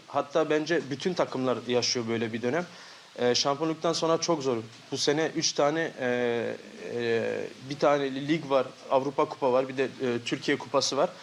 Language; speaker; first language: Turkish; early bilingual, heritage; Turkish